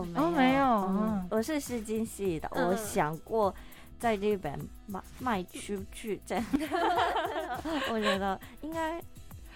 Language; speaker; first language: Chinese; non-native, fluent; Japanese